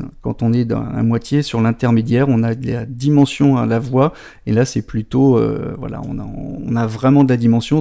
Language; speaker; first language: French; native; French